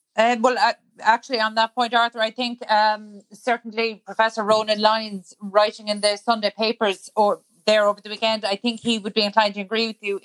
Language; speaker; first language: English; native; English